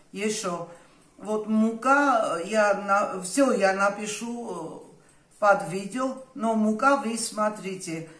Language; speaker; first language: Russian; non-native, fluent; Armenian